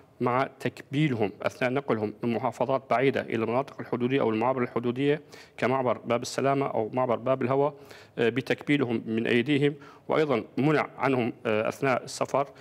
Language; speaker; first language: Arabic; native; Arabic